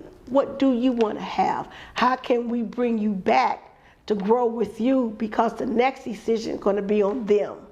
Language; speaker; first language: English; native; English